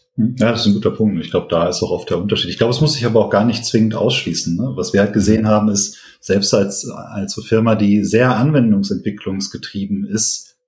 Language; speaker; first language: German; native; German